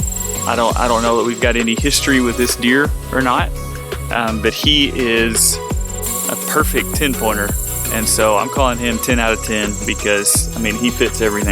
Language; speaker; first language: English; native; English